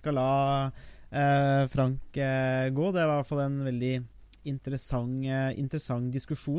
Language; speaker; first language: Norwegian; native; Norwegian